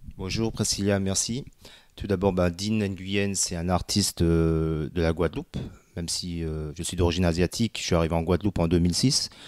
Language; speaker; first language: French; early bilingual, other home language; Vietnamese